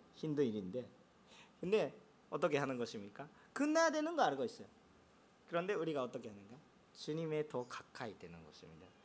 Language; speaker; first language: Korean; non-native, fluent; Japanese